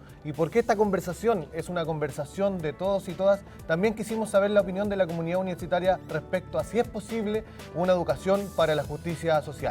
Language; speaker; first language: Spanish; native; Spanish